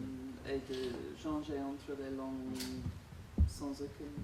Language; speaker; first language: French; non-native, fluent; English